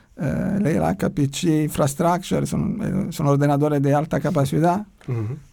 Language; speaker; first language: Spanish; non-native, learner; Italian